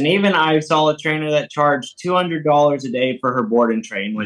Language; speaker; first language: English; native; English